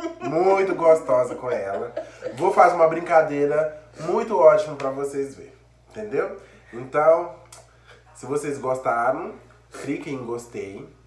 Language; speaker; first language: Portuguese; non-native, fluent; Haitian Creole